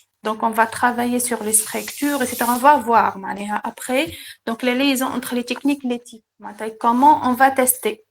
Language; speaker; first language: French; non-native, local second language; Arabic